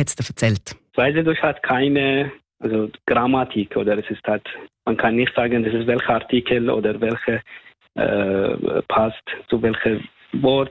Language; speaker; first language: German; non-native, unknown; Persian